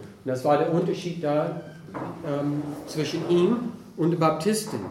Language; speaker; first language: German; non-native, fluent; English